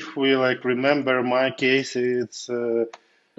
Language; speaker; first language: English; non-native, fluent; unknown